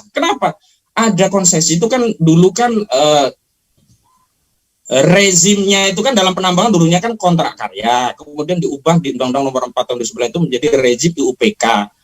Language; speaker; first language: Indonesian; native; Indonesian